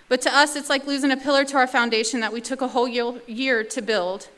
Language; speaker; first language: English; native; English